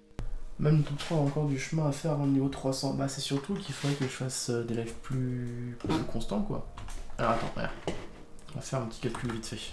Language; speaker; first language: French; native; French